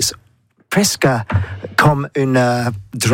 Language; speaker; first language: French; non-native, learner; English